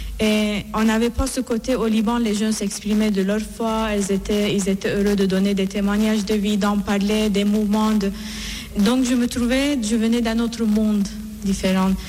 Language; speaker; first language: French; non-native, fluent; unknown